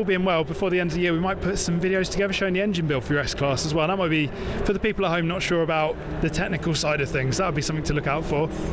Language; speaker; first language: English; native; English